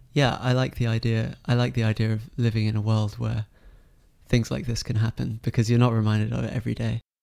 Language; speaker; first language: English; native; English